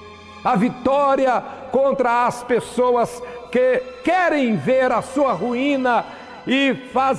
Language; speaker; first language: Portuguese; native; Portuguese